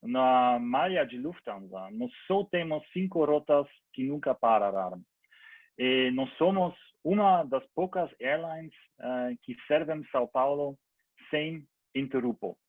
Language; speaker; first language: Portuguese; non-native, learner; German